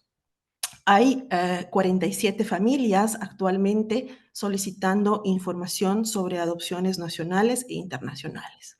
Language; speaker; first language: Spanish; native; Spanish